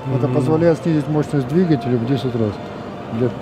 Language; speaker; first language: Russian; native; Russian